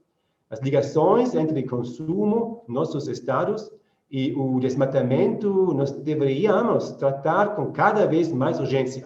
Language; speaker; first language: Portuguese; non-native, learner; German